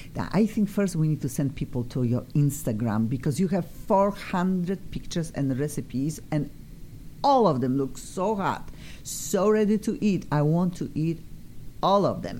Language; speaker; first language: English; non-native, fluent; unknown